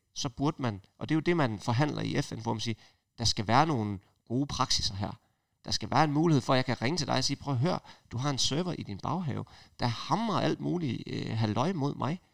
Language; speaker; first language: Danish; native; Danish